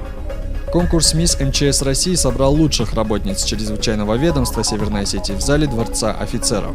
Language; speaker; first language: Russian; native; Russian